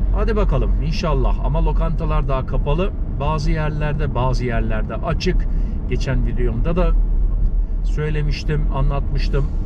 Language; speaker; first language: Turkish; early bilingual, heritage; Turkish